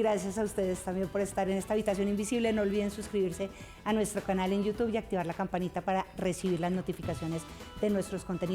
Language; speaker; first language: Spanish; native; Spanish